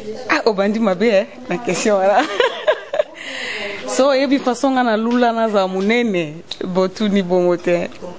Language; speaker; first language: French; non-native, local second language; Lingala